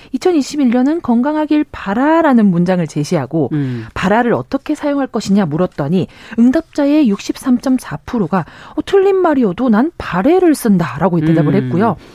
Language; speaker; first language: Korean; native; Korean